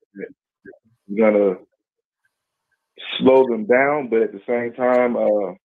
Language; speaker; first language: English; native; English